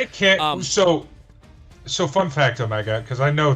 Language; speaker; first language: English; native; English